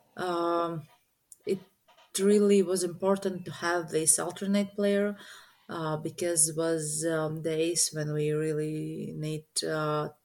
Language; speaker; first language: English; non-native, learner; Latvian